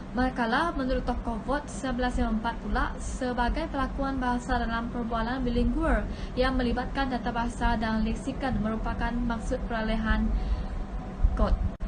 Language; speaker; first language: Malay; non-native, local second language; Iban